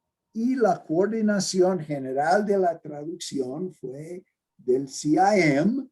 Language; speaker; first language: Spanish; non-native, fluent; English